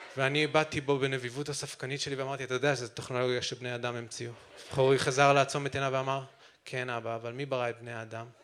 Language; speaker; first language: Hebrew; native; Hebrew